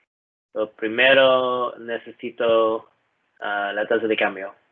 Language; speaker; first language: Spanish; non-native, learner; English